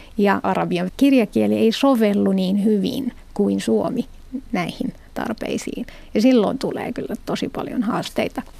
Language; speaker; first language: Finnish; non-native, fluent; Arabic